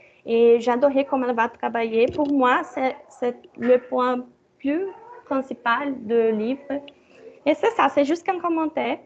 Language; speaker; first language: French; non-native, learner; Portuguese